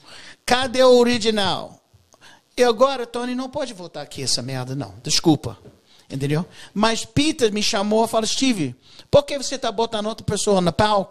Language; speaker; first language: Portuguese; non-native, learner; English